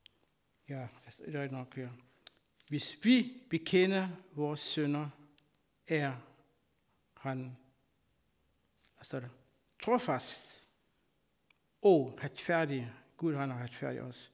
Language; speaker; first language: Danish; non-native, fluent; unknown